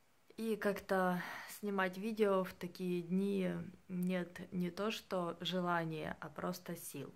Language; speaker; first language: Russian; native; Russian